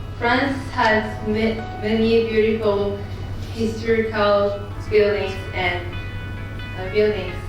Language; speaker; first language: English; non-native, learner; Japanese